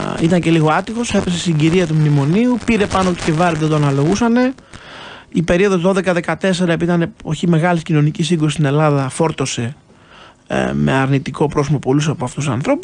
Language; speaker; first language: Greek; native; Greek